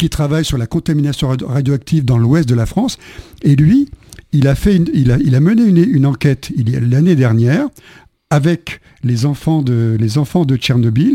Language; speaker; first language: French; native; French